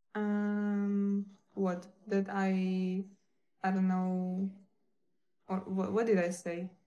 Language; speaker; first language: English; non-native, learner; Ukrainian